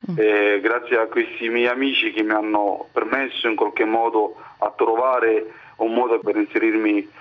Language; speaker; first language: Italian; non-native, fluent; Somali